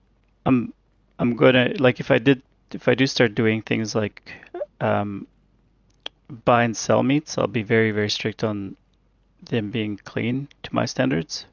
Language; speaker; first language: English; native; English